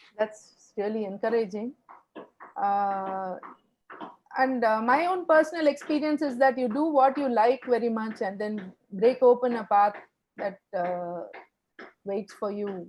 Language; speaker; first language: English; non-native, local second language; Tamil